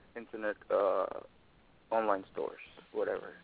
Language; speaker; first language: English; non-native, local second language; Filipino